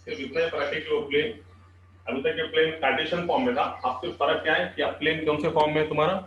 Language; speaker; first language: Hindi; non-native, local second language; Marathi